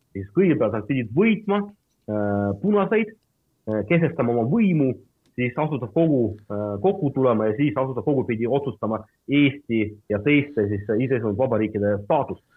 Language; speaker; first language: Estonian; non-native, local second language; Russian